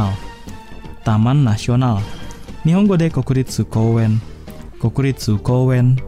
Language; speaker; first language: Japanese; non-native, fluent; Indonesian